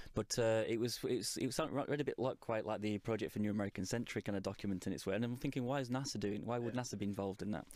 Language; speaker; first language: English; native; English